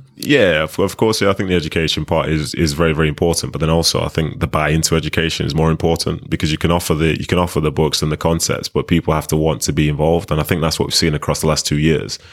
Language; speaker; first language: English; native; English